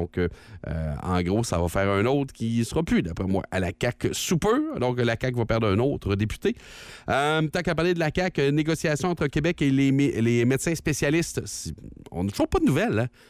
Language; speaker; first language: French; native; French